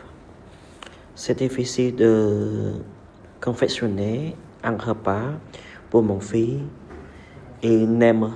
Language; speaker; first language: French; non-native, learner; Khmer